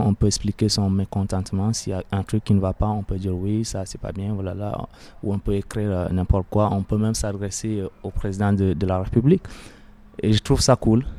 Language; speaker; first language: French; non-native, fluent; Arabic